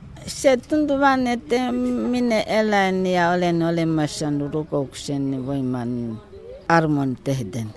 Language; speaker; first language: Finnish; non-native, fluent; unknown